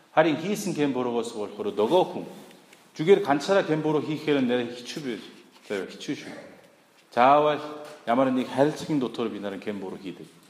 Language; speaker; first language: Mongolian; non-native, fluent; Korean